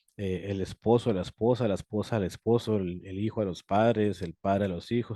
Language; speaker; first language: Spanish; native; Spanish